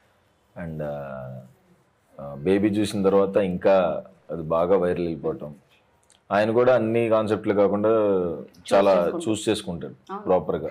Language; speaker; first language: Telugu; native; Telugu